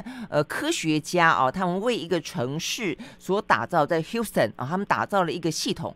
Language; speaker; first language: Chinese; native; Chinese